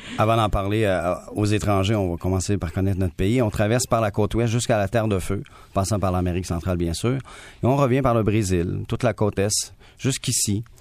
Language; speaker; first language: French; native; French